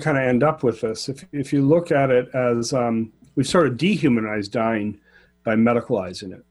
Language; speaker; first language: English; native; English